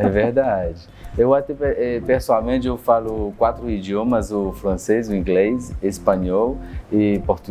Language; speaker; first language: Portuguese; non-native, fluent; French